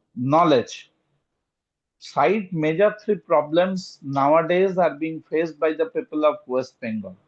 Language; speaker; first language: English; non-native, local second language; Bangla